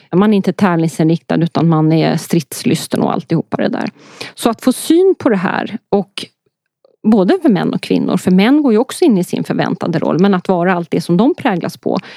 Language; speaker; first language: Swedish; early bilingual, other home language; Polish